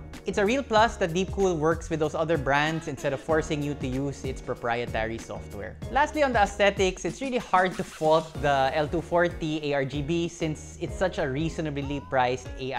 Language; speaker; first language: English; non-native, local second language; Filipino